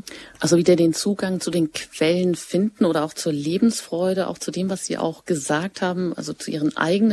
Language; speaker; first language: German; native; German